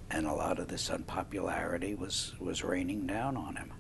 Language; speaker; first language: English; native; English